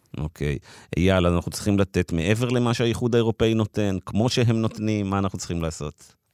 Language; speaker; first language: Hebrew; native; Hebrew